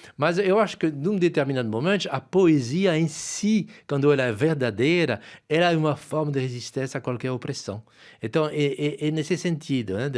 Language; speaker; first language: Portuguese; non-native, fluent; French